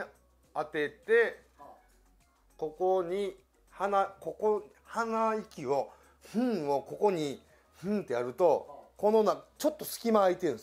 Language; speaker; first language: Japanese; native; Japanese